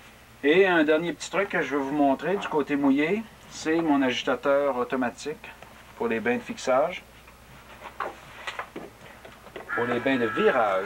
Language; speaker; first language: French; native; French